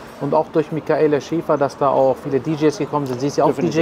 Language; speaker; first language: German; native; German